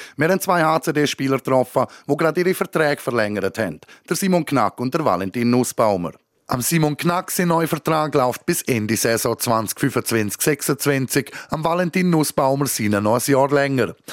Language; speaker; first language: German; native; German